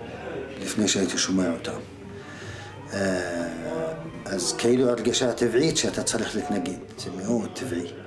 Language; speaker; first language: Hebrew; non-native, local second language; Arabic